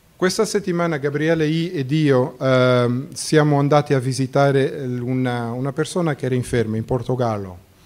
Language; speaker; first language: Italian; non-native, fluent; Portuguese